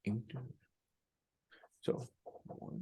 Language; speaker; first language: Chinese; non-native, learner; English